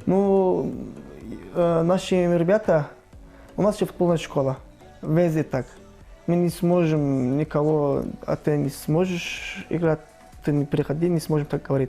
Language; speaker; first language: Russian; non-native, learner; Turkish